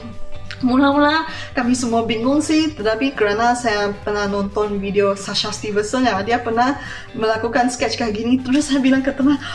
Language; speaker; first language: Indonesian; non-native, fluent; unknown